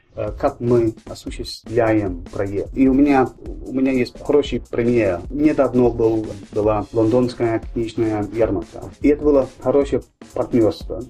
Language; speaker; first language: Russian; non-native, learner; English